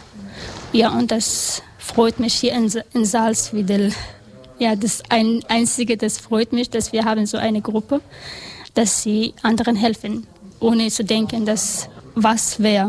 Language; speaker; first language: German; non-native, learner; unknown